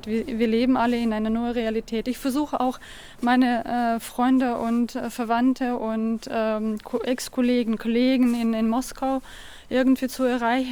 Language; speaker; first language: German; non-native, fluent; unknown